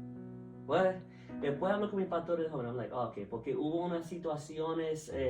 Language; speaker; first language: Spanish; early bilingual, heritage; Spanish